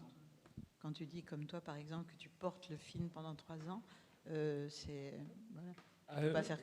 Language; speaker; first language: French; native; French